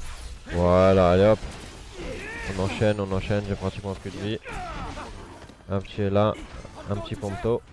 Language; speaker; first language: French; native; French